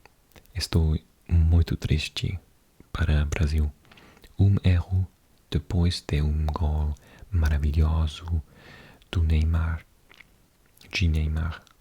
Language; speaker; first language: Portuguese; non-native, learner; English